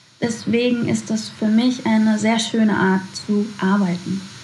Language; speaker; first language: German; native; German